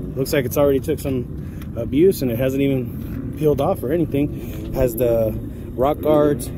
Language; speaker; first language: English; early bilingual, other home language; Spanish